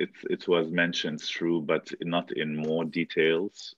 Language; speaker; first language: English; non-native, fluent; Arabic